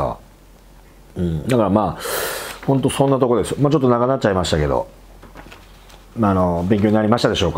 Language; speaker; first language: Japanese; native; Japanese